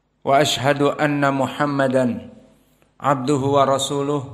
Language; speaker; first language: Arabic; non-native, fluent; Indonesian